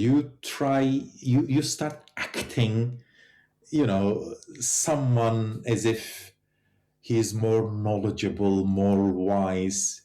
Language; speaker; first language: English; non-native, fluent; Turkish